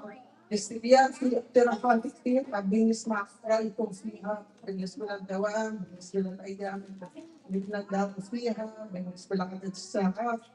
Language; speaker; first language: Arabic; native; Arabic